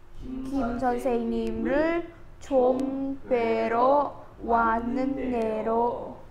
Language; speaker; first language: Korean; non-native, learner; Vietnamese